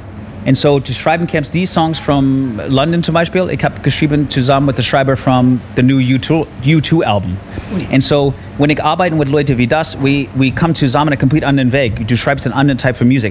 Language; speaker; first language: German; non-native, learner; English